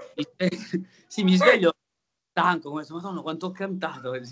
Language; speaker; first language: Italian; native; Italian